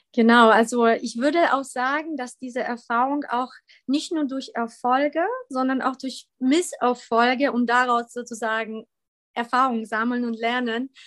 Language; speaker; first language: German; early bilingual, other home language; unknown